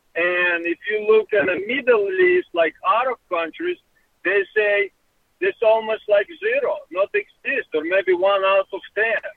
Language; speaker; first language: English; non-native, learner; Russian